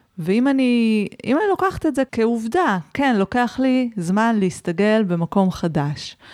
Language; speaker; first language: Hebrew; native; Hebrew